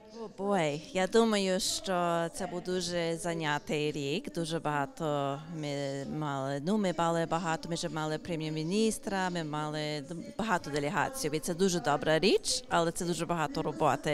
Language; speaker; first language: Ukrainian; early bilingual, heritage; English